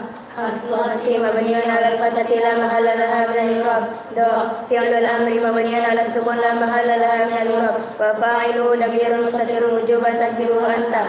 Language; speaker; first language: Arabic; non-native, learner; Indonesian